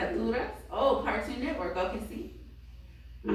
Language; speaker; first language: Spanish; non-native, fluent; English